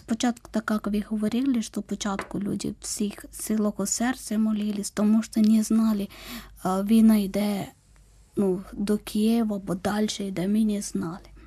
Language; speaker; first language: Ukrainian; non-native, learner; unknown